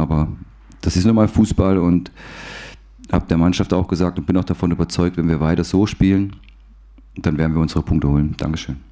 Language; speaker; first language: German; native; German